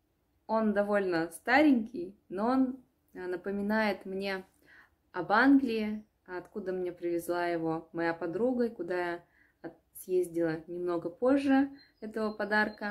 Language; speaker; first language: Russian; native; Russian